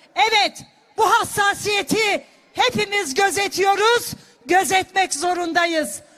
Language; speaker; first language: Turkish; non-native, local second language; Kurdish